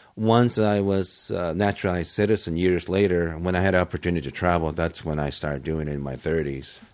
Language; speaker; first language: English; early bilingual, other home language; Japanese